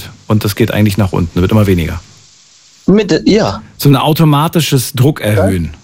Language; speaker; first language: German; native; German